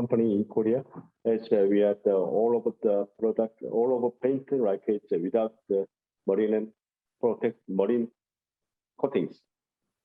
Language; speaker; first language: English; non-native, learner; Korean